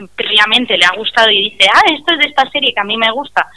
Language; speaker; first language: Spanish; native; Spanish